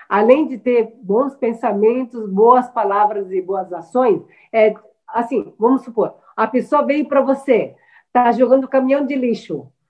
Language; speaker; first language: Portuguese; early bilingual, other home language; Chinese